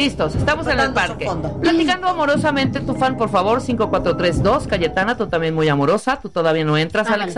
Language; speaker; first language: Spanish; native; Spanish